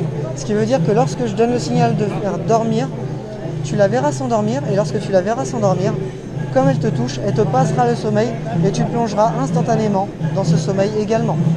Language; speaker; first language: French; native; French